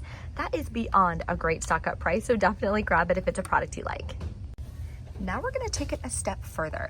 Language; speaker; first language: English; native; English